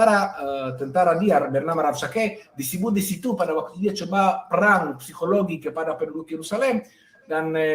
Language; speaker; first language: Indonesian; non-native, fluent; Hebrew